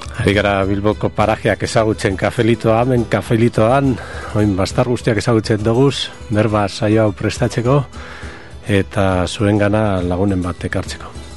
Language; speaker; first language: Basque; native; Basque